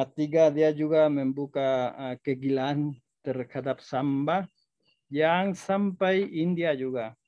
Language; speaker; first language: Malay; non-native, fluent; Spanish